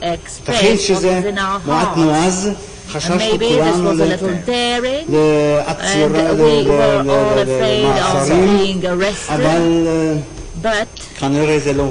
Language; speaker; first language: Hebrew; non-native, fluent; German